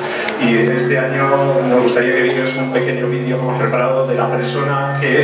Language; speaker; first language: Spanish; native; Spanish